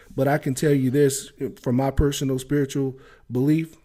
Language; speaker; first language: English; native; English